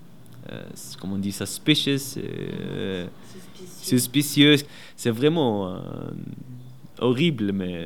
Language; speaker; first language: French; non-native, learner; Arabic